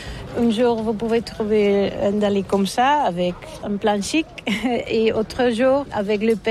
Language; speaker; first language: French; non-native, learner; Catalan